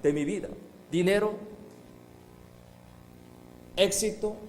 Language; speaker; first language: Spanish; non-native, fluent; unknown